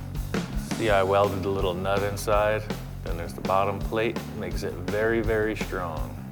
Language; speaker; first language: English; native; English